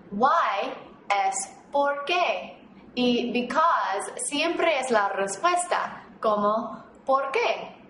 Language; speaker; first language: Spanish; non-native, fluent; English